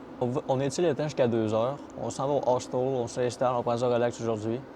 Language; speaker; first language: French; native; French